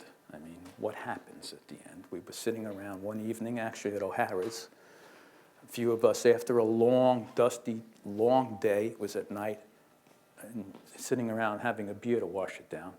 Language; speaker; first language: English; native; English